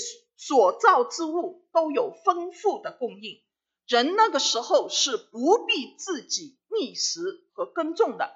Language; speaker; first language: Chinese; native; Chinese